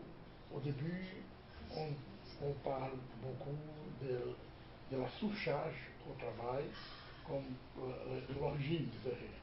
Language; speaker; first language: French; non-native, fluent; Portuguese